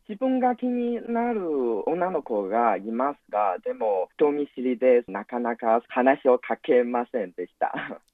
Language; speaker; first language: Japanese; non-native, fluent; Chinese